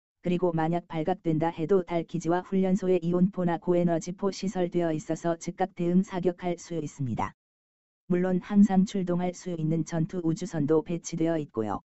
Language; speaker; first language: Korean; native; Korean